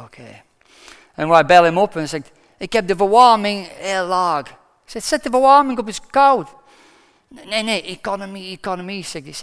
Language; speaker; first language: Dutch; non-native, fluent; English